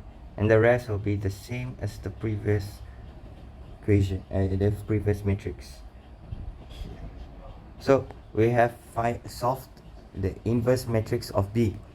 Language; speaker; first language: English; non-native, local second language; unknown